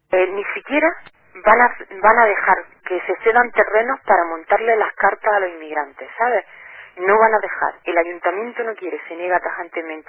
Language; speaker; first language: Spanish; native; Spanish